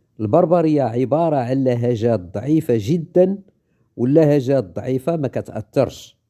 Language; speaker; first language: Arabic; native; Arabic